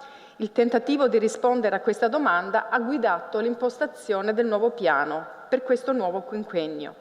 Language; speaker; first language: Italian; native; Italian